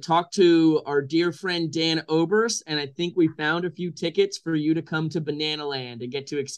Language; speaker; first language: English; native; English